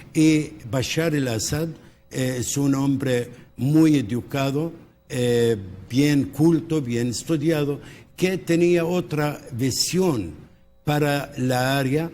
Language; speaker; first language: Spanish; non-native, local second language; Arabic